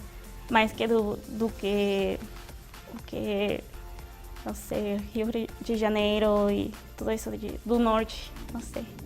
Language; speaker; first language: Portuguese; non-native, fluent; Spanish